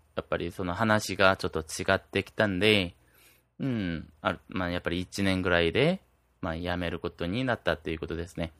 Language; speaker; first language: Japanese; non-native, fluent; Korean